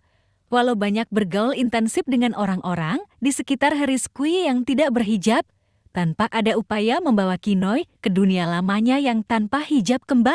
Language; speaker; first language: Indonesian; native; Indonesian